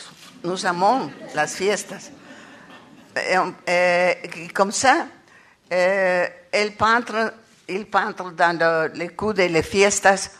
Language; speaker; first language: French; non-native, learner; Spanish